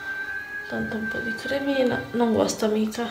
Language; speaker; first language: Italian; native; Italian